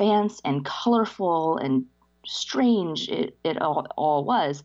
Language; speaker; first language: English; early bilingual, other home language; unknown